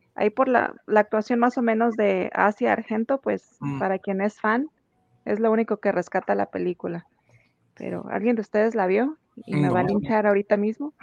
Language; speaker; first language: Spanish; native; Spanish